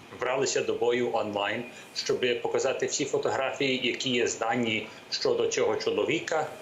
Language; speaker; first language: Ukrainian; early bilingual, heritage; English